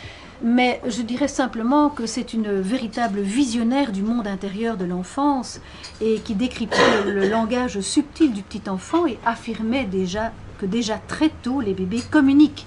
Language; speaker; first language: French; native; French